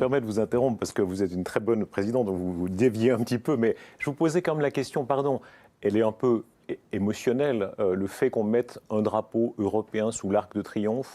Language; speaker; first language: French; native; French